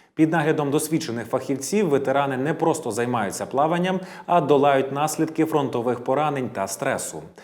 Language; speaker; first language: Ukrainian; native; Ukrainian